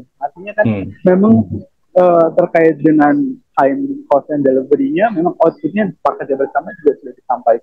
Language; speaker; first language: Indonesian; native; Indonesian